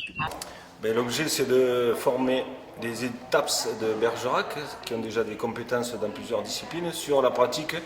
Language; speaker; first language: French; native; French